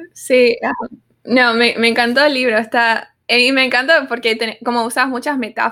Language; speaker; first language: Spanish; early bilingual, other home language; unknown